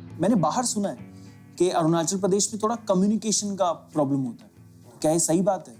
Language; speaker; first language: Hindi; native; Hindi